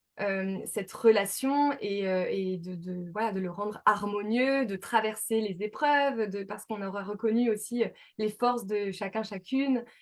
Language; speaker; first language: French; native; French